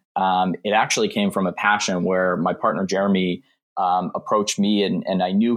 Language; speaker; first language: English; native; English